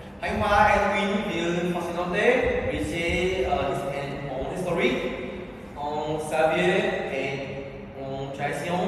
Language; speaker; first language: French; non-native, learner; Vietnamese